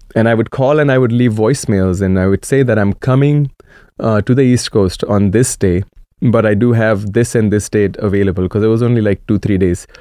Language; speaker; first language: English; non-native, local second language; Marathi